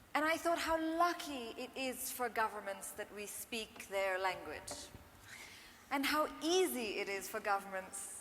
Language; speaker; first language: English; non-native, local second language; Urdu